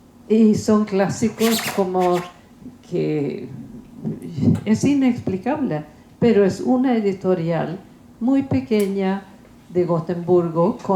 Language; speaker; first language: Spanish; non-native, fluent; Swedish